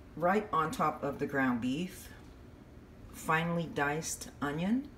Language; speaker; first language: English; native; English